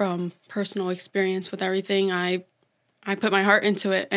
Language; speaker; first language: English; native; English